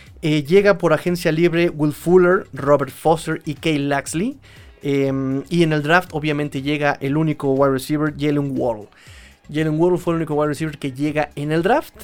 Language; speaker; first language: Spanish; native; Spanish